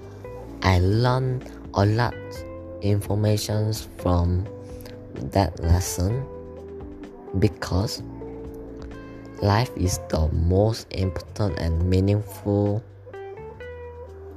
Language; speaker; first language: English; non-native, learner; Korean